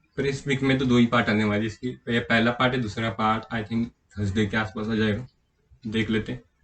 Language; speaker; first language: Hindi; non-native, local second language; Marathi